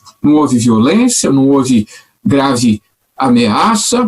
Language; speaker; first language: Portuguese; native; Portuguese